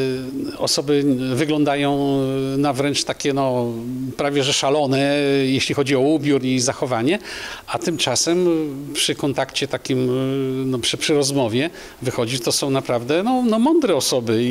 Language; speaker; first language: Polish; native; Polish